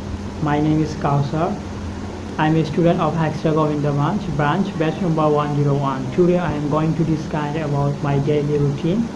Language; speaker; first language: English; non-native, learner; Bangla